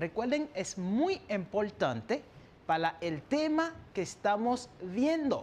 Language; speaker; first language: Spanish; non-native, fluent; French